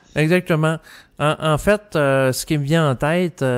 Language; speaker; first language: French; native; French